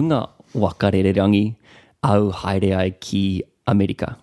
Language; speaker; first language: Māori; non-native, local second language; English